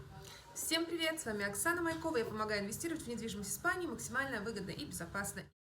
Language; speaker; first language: Russian; native; Russian